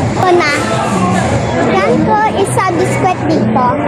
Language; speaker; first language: Filipino; non-native, learner; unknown